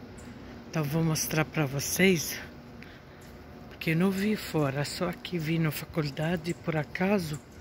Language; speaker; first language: Portuguese; non-native, fluent; Arabic